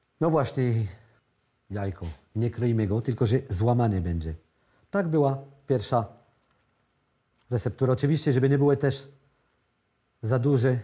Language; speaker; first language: Polish; non-native, learner; French